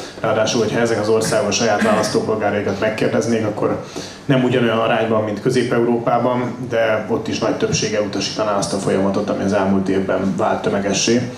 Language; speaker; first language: Hungarian; native; Hungarian